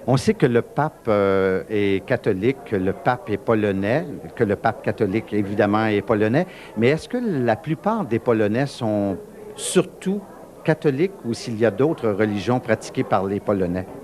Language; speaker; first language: French; native; French